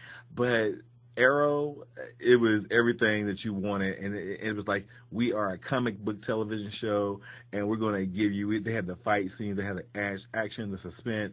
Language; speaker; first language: English; native; English